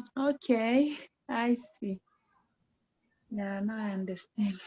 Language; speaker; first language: English; non-native, learner; French